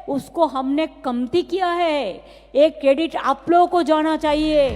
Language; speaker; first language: Hindi; non-native, local second language; Bangla